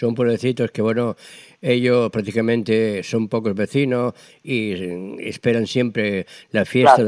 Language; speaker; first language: Spanish; native; Spanish